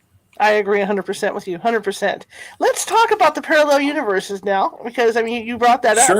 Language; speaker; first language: English; native; English